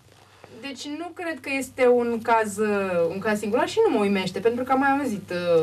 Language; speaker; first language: Romanian; native; Romanian